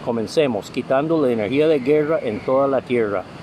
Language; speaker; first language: Spanish; non-native, fluent; English